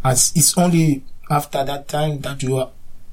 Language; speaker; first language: English; non-native, learner; French